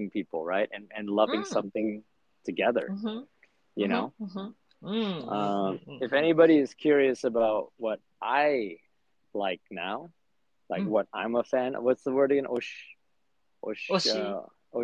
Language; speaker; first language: English; native; English